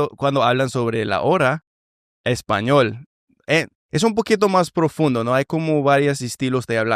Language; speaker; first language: Spanish; non-native, fluent; English